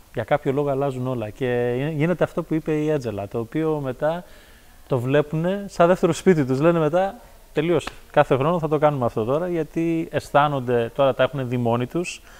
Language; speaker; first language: Greek; early bilingual, heritage; Greek